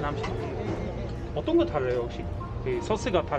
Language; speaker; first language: Korean; non-native, fluent; Russian